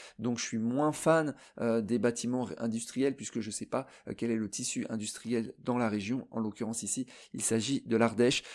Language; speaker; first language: French; native; French